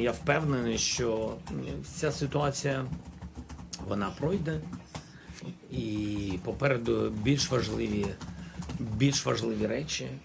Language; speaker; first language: Ukrainian; non-native, local second language; Russian